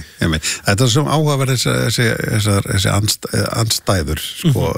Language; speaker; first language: Icelandic; native; Icelandic